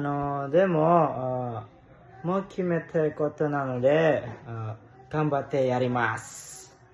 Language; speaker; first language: Japanese; non-native, learner; Indonesian